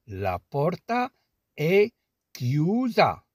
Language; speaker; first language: Italian; non-native, fluent; Arabic